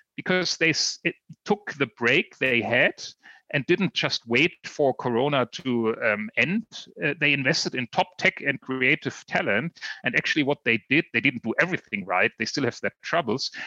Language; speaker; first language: English; non-native, fluent; German